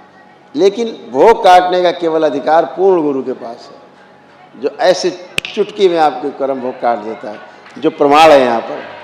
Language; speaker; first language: Hindi; native; Hindi